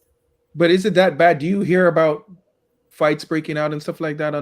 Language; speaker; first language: English; native; English